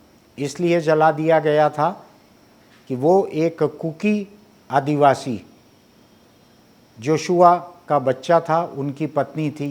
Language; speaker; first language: Hindi; native; Hindi